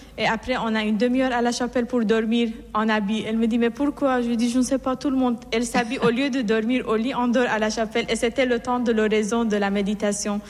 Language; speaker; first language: French; non-native, fluent; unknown